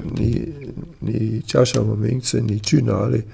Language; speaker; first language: Chinese; non-native, learner; Italian